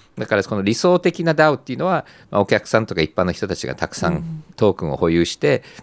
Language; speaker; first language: Japanese; native; Japanese